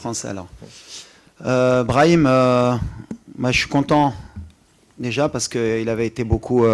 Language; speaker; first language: French; native; French